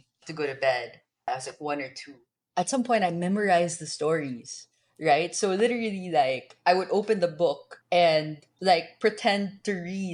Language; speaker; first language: English; non-native, local second language; Filipino